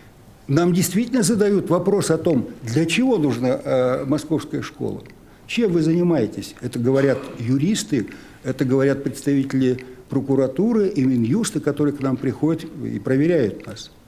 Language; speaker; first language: Russian; native; Russian